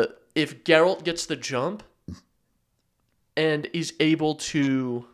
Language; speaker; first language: English; native; English